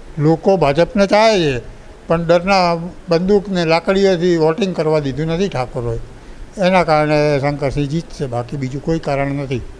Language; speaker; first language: Gujarati; non-native, local second language; Sindhi